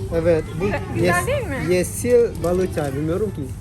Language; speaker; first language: Turkish; non-native, learner; Indonesian